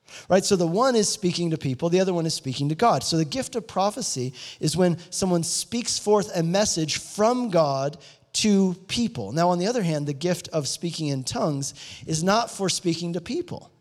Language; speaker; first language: English; native; English